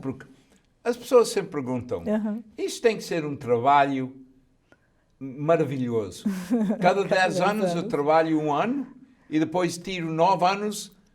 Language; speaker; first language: Portuguese; early bilingual, heritage; Portuguese